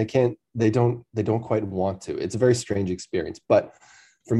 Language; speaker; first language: English; native; English